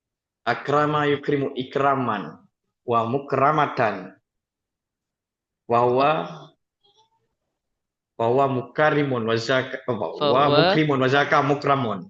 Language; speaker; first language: Arabic; non-native, learner; Indonesian